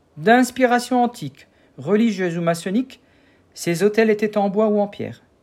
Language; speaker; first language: French; native; French